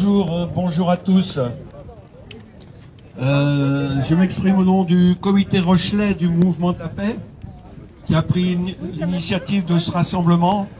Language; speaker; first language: French; native; French